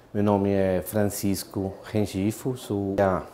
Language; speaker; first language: Portuguese; non-native, fluent; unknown